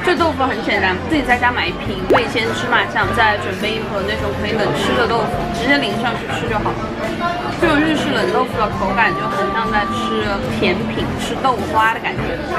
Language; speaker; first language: Chinese; native; Chinese